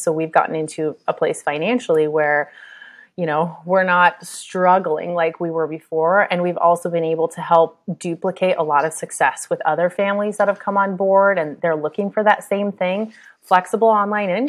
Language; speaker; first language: English; native; English